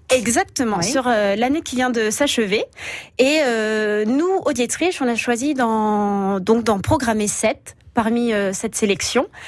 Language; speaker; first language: French; native; French